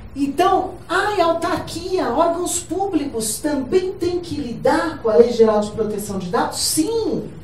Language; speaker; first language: Portuguese; native; Portuguese